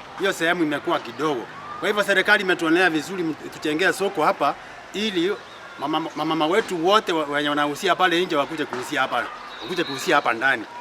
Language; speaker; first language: Swahili; non-native, local second language; Gusii